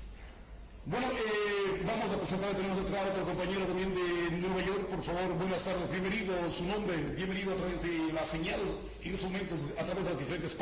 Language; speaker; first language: Spanish; native; Spanish